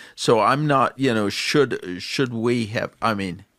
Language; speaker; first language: English; native; English